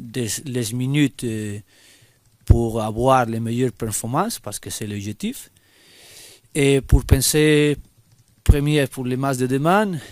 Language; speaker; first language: French; non-native, fluent; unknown